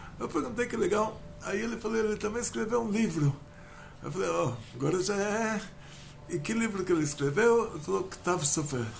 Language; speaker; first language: Portuguese; non-native, fluent; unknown